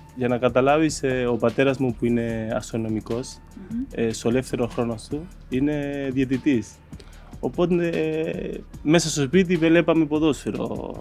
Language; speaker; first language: Greek; non-native, fluent; Spanish